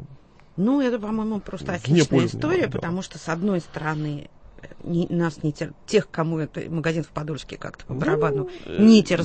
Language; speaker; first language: Russian; native; Russian